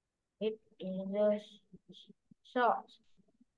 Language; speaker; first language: English; non-native, learner; Vietnamese